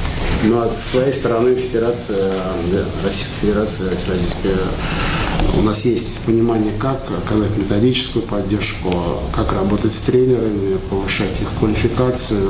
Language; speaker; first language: Russian; native; Russian